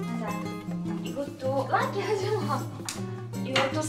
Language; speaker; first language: Korean; non-native, learner; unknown